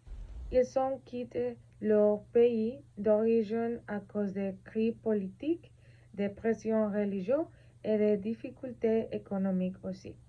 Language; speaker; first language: French; non-native, learner; Spanish